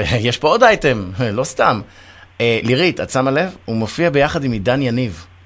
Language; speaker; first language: Hebrew; native; Hebrew